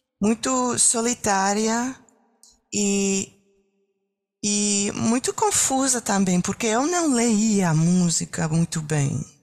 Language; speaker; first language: Portuguese; non-native, learner; French